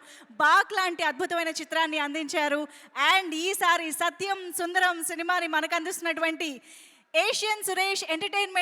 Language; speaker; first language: Telugu; native; Telugu